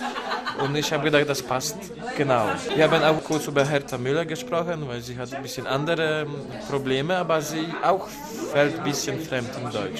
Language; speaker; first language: German; non-native, learner; Polish